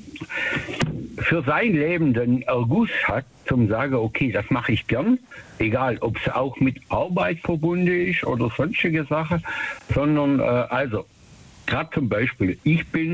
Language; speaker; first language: German; native; German